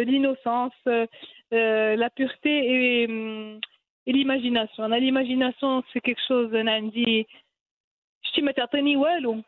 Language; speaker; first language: French; non-native, local second language; Arabic